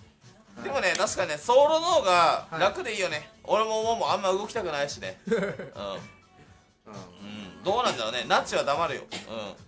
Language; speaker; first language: Japanese; native; Japanese